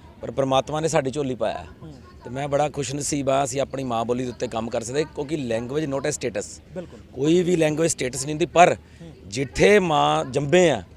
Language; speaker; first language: Punjabi; native; Punjabi